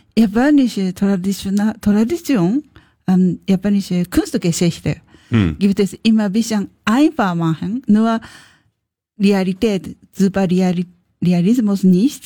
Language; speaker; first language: German; non-native, learner; Japanese